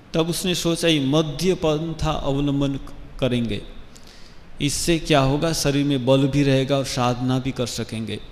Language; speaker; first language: Hindi; non-native, local second language; Bangla